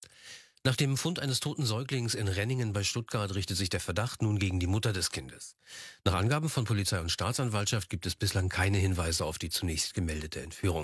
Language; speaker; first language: German; native; German